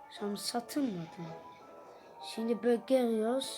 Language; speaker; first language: Turkish; early bilingual, heritage; Dutch